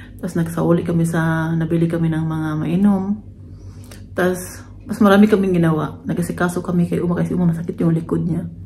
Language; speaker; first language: Filipino; non-native, local second language; Cebuano